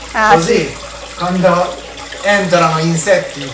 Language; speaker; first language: Italian; non-native, learner; Japanese